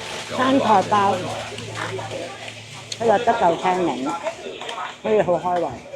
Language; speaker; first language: Cantonese; native; Cantonese